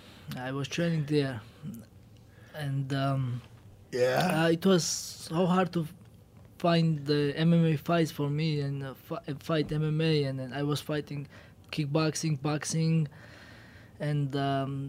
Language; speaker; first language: English; non-native, learner; Georgian